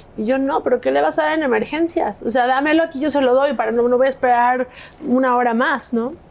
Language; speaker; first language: Spanish; native; Spanish